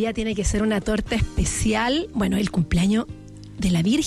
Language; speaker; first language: Spanish; native; Spanish